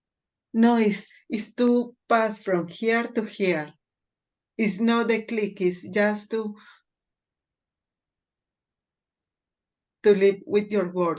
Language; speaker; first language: English; non-native, fluent; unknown